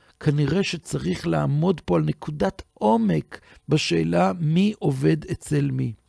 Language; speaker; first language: Hebrew; native; Hebrew